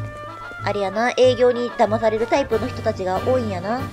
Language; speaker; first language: Japanese; native; Japanese